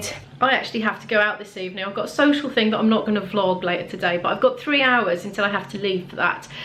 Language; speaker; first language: English; native; English